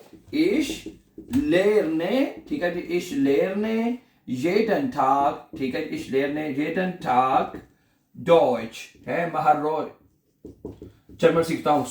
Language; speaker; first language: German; non-native, fluent; Urdu